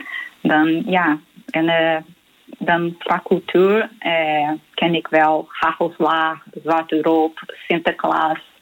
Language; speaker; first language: Dutch; non-native, learner; Portuguese